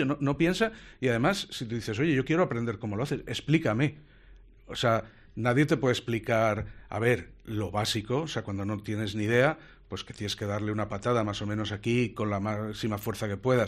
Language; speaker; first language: Spanish; native; Spanish